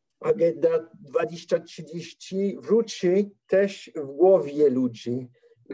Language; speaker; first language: Polish; non-native, learner; French